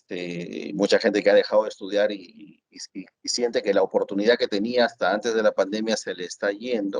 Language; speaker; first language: Spanish; native; Spanish